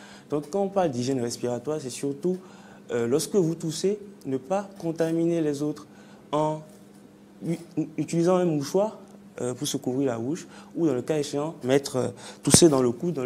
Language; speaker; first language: French; non-native, local second language; Fon